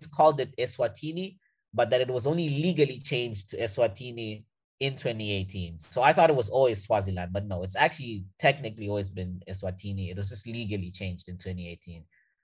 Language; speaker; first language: English; non-native, fluent; Portuguese